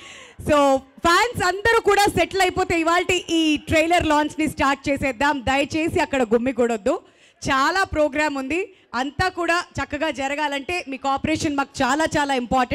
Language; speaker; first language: Telugu; native; Telugu